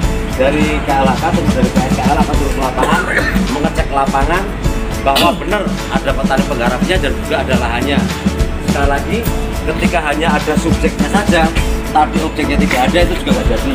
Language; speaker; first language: Indonesian; native; Indonesian